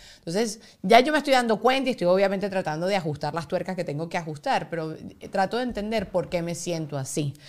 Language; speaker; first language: Spanish; native; Spanish